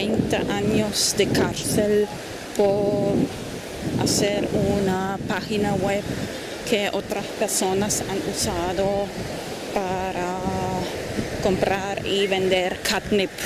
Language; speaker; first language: Spanish; non-native, fluent; German